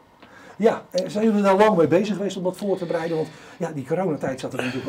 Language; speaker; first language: Dutch; native; Dutch